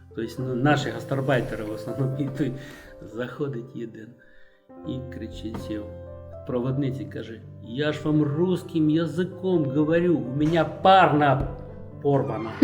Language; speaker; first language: Ukrainian; native; Ukrainian